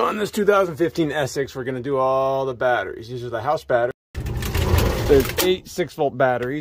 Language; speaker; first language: English; native; English